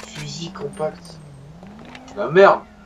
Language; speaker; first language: French; native; French